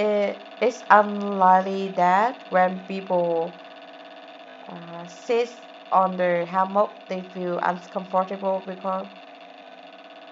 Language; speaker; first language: English; non-native, learner; Vietnamese